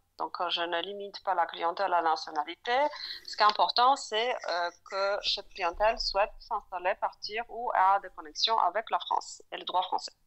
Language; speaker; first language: French; non-native, fluent; Polish